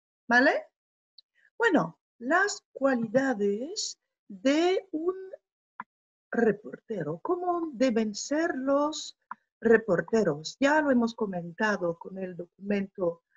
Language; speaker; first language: Spanish; non-native, fluent; French